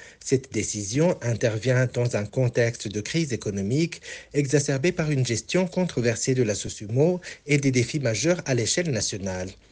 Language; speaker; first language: French; non-native, local second language; Rundi